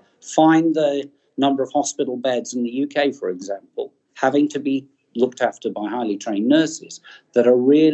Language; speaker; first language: English; native; English